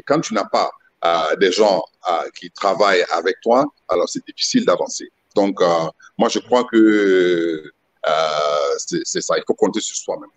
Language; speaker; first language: French; non-native, local second language; Mossi